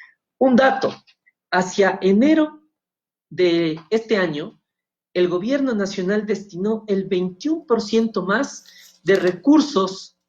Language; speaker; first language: Spanish; native; Spanish